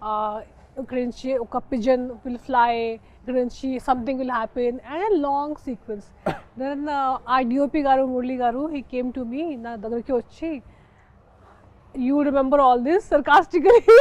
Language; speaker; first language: Telugu; non-native, fluent; Hindi